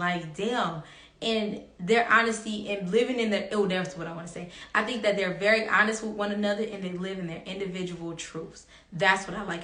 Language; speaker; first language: English; native; English